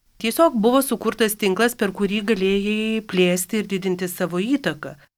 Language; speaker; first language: Lithuanian; native; Lithuanian